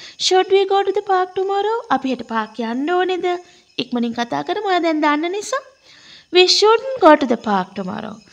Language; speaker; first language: English; non-native, local second language; Sinhala